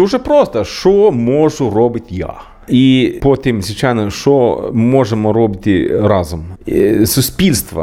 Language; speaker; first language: Ukrainian; non-native, learner; Swedish